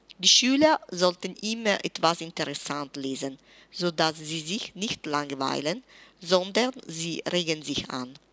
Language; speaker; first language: German; non-native, fluent; Italian